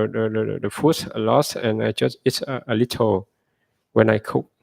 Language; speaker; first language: English; non-native, learner; Vietnamese